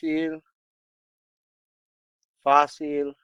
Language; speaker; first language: Spanish; non-native, fluent; English